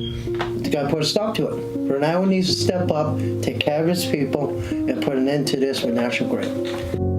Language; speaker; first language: English; native; English